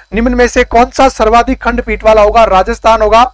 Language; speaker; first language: Hindi; native; Hindi